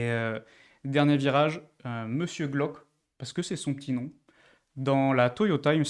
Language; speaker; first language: French; native; French